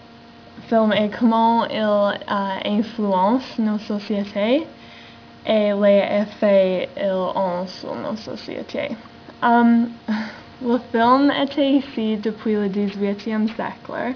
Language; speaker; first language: French; non-native, learner; English